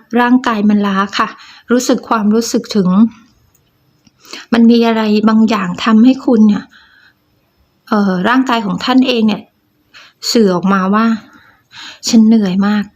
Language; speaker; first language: Thai; native; Thai